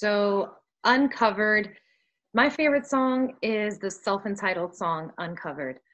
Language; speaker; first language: English; early bilingual, other home language; Spanish